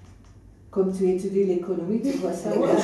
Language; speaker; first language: French; non-native, fluent; Dutch